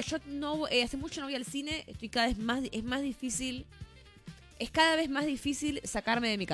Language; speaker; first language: Spanish; native; Spanish